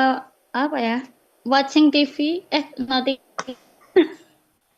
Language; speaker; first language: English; non-native, learner; Indonesian